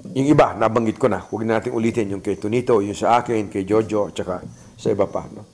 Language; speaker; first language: Filipino; native; Filipino